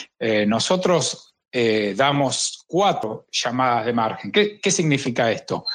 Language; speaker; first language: Spanish; native; Spanish